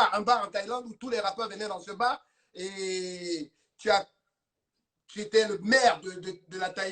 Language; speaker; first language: French; native; French